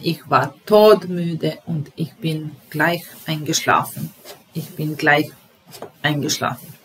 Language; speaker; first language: German; non-native, fluent; Serbian